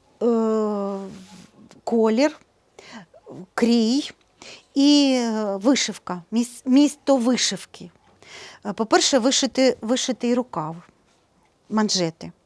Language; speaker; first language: Ukrainian; non-native, local second language; Russian